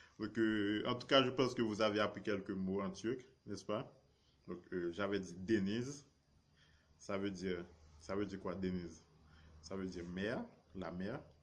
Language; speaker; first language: French; non-native, local second language; Haitian Creole